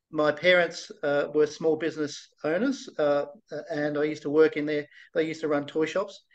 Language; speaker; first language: English; native; English